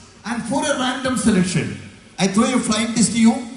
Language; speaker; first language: English; non-native, local second language; Malayalam